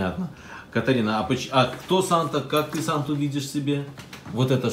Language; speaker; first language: Russian; native; Russian